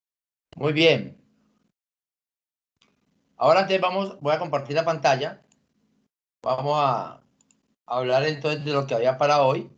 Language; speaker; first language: Spanish; native; Spanish